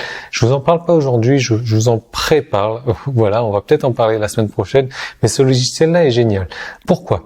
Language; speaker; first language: French; native; French